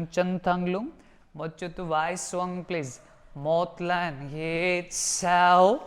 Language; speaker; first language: Vietnamese; non-native, learner; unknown